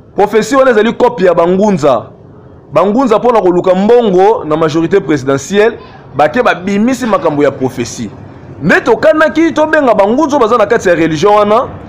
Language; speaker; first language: Lingala; non-native, local second language; Kongo